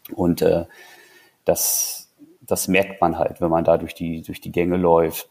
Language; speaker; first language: German; native; German